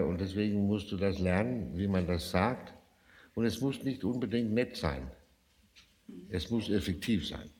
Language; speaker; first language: German; non-native, fluent; Danish